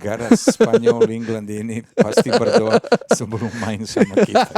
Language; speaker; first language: Indonesian; non-native, fluent; Serbian